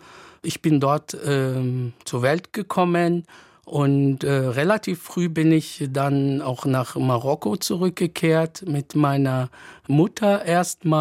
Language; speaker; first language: German; non-native, fluent; Arabic